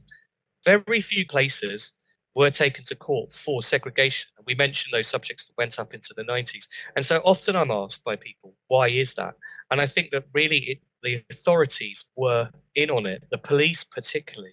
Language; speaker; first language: English; native; English